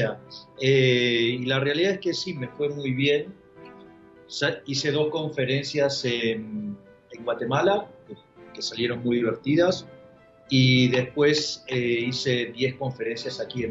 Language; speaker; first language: Spanish; native; Spanish